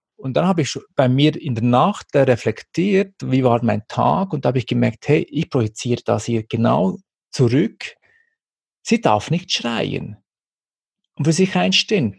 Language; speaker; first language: German; early bilingual, other home language; Greek